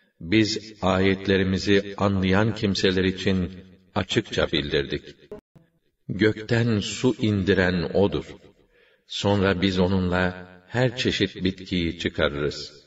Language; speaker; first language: Turkish; native; Turkish